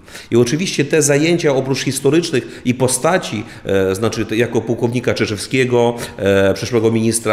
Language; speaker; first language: Polish; non-native, fluent; Ukrainian